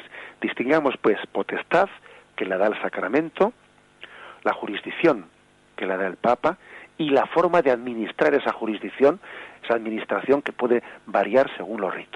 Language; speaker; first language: Spanish; native; Spanish